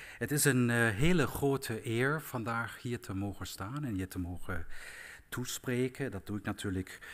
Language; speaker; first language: Dutch; non-native, fluent; German